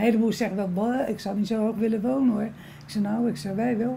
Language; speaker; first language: Dutch; native; Dutch